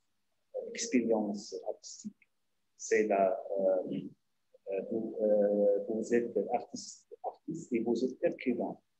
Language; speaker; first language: French; non-native, learner; Arabic